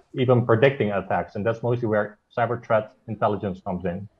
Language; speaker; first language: English; non-native, fluent; Dutch